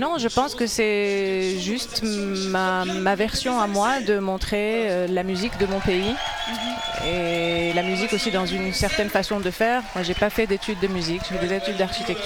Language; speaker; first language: French; non-native, local second language; Arabic